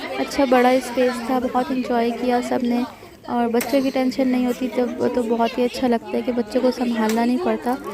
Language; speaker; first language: Urdu; native; Urdu